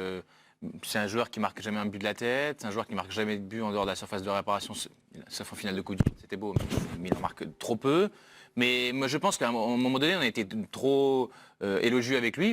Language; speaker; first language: French; native; French